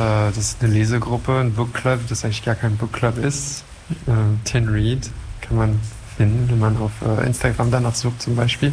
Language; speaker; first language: German; non-native, fluent; French